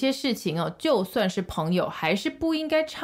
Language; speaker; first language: Chinese; native; Chinese